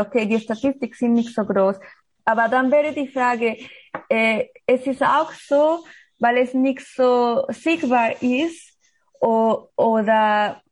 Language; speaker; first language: German; non-native, learner; Spanish